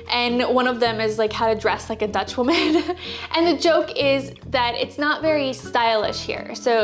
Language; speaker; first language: English; native; English